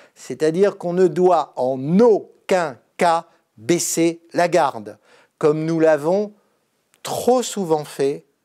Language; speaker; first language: French; native; French